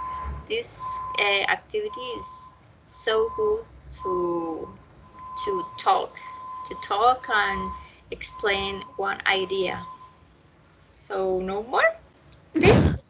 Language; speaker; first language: English; non-native, learner; Spanish